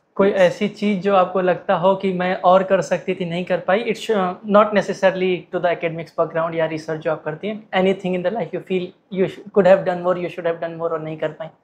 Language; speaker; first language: Hindi; native; Hindi